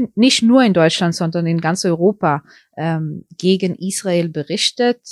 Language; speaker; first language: German; early bilingual, heritage; German